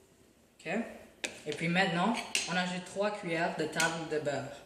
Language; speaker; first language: French; non-native, learner; English